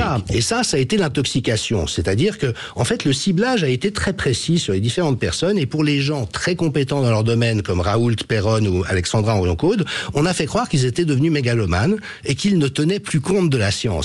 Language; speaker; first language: French; native; French